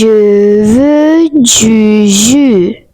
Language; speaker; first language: French; non-native, learner; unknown